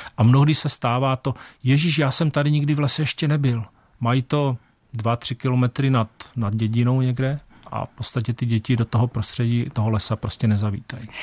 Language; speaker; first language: Czech; native; Czech